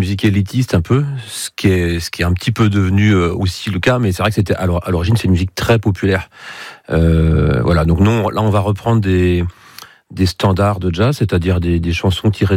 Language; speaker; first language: French; native; French